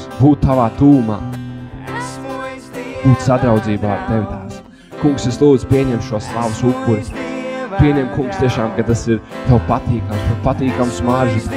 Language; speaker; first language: Latvian; native; Latvian